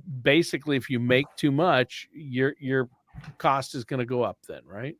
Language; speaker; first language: English; native; English